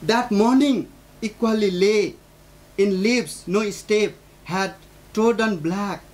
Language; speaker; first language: English; non-native, local second language; Nepali